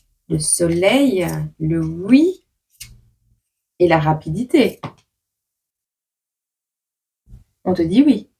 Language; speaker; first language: French; native; French